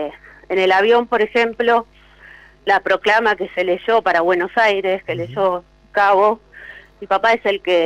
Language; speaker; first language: Spanish; native; Spanish